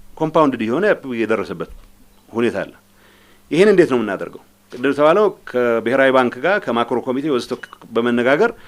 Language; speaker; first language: Amharic; non-native, local second language; Tigrinya